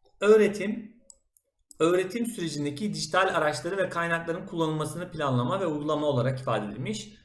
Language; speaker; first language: Turkish; native; Turkish